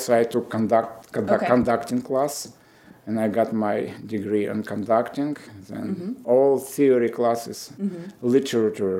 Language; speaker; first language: English; non-native, fluent; Romanian